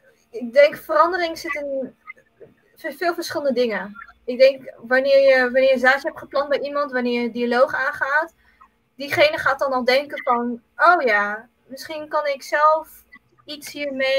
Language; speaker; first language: Dutch; early bilingual, other home language; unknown